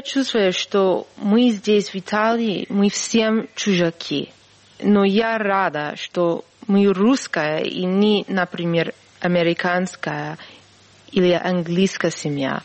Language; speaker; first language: Russian; non-native, fluent; English